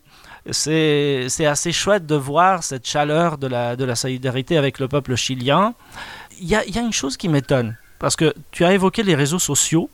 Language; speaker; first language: French; non-native, fluent; Spanish